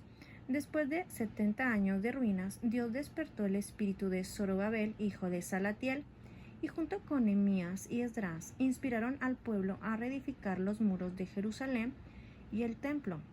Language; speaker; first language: Spanish; native; Spanish